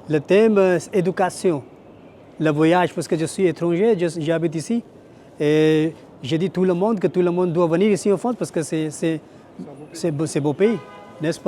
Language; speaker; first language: French; non-native, learner; Hindi